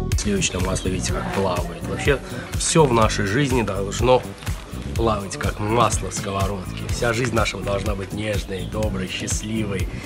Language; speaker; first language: Russian; non-native, local second language; Azerbaijani